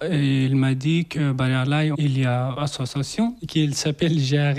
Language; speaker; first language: French; non-native, learner; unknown